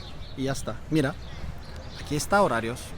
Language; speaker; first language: Spanish; non-native, fluent; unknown